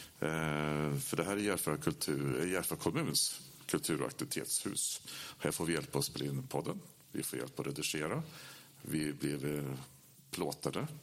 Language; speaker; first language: Swedish; native; Swedish